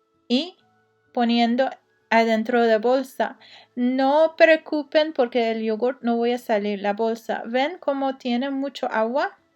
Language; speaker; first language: Spanish; non-native, learner; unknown